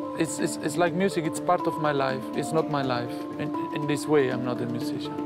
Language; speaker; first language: English; non-native, fluent; Italian